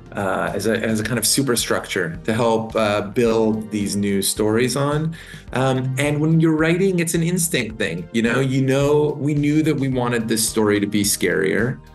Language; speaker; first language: English; native; English